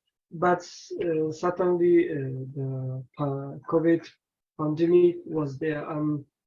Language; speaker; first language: English; non-native, learner; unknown